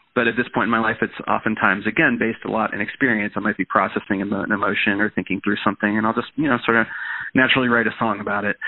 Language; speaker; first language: English; native; English